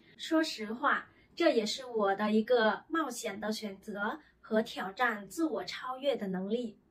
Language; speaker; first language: Chinese; non-native, fluent; Vietnamese